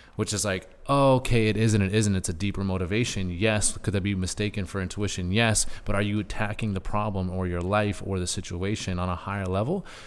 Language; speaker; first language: English; native; English